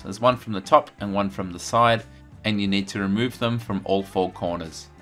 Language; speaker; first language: English; native; English